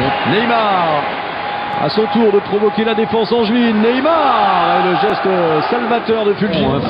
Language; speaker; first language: French; native; French